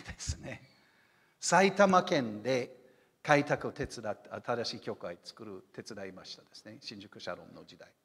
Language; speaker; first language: Japanese; non-native, fluent; English